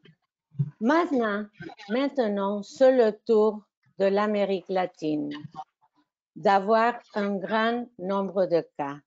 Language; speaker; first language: French; non-native, fluent; Spanish